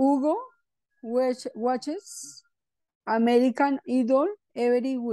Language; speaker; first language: English; non-native, learner; Spanish